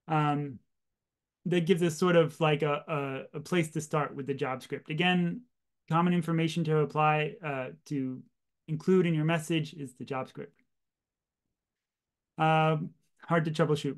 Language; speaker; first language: English; native; English